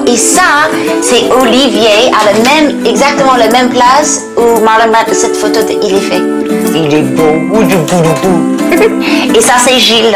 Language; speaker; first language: French; non-native, learner; English